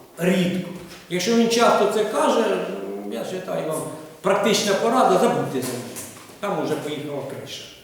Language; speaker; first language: Ukrainian; non-native, local second language; Russian